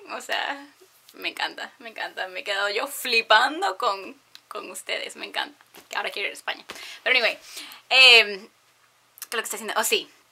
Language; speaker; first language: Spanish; early bilingual, heritage; Spanish